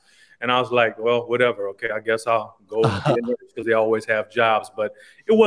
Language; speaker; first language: English; native; English